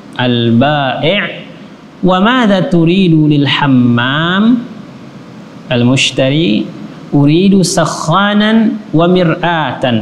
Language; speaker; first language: Arabic; non-native, fluent; Indonesian